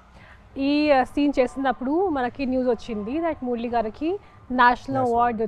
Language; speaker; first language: Telugu; non-native, local second language; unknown